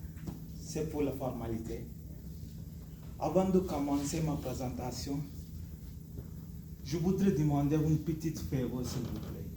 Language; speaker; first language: French; non-native, learner; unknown